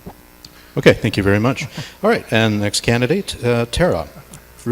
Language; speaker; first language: English; native; English